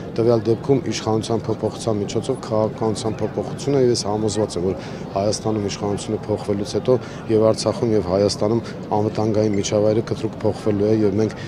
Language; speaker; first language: Armenian; native; Armenian